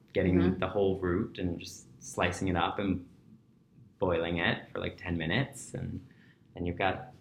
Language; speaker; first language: English; native; English